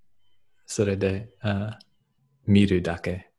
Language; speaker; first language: Japanese; non-native, learner; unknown